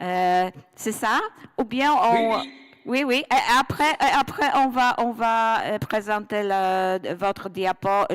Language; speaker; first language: French; non-native, learner; Polish